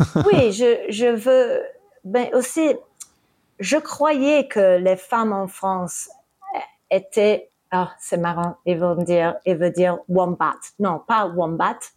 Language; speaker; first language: French; early bilingual, heritage; English